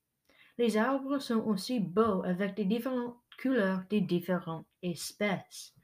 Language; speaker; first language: French; non-native, learner; English